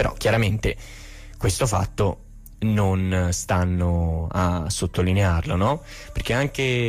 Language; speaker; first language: Italian; native; Italian